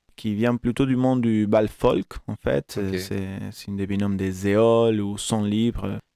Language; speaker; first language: French; non-native, fluent; Spanish